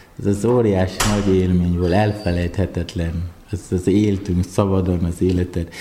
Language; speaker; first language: Hungarian; non-native, fluent; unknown